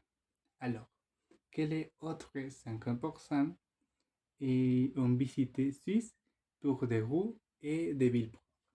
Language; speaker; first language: French; non-native, learner; Spanish